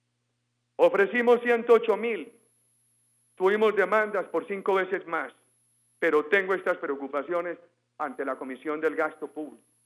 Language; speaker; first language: Spanish; native; Spanish